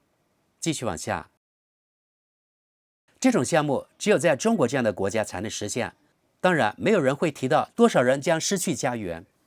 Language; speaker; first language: Chinese; native; Chinese